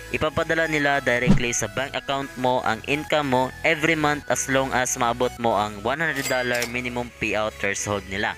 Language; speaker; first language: Filipino; native; Filipino